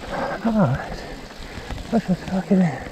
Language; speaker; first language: French; native; French